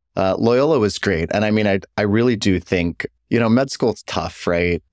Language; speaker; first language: English; native; English